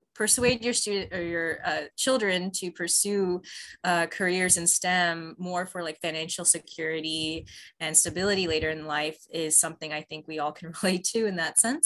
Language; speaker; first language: English; native; English